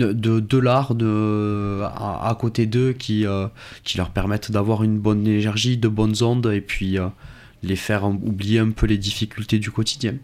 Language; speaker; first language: French; native; French